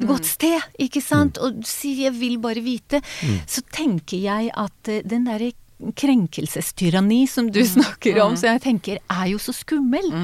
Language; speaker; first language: Norwegian; non-native, fluent; Hebrew